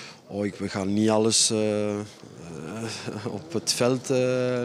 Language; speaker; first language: Dutch; non-native, fluent; French